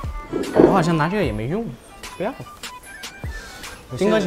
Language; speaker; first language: Chinese; native; Chinese